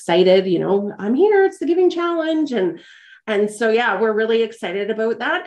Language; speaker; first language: English; native; English